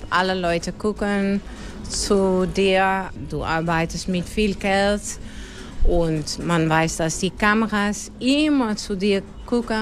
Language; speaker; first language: German; non-native, learner; Dutch